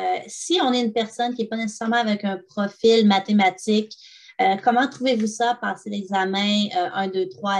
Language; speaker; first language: French; native; French